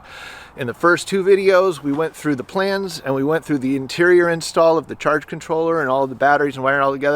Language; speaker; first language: English; native; English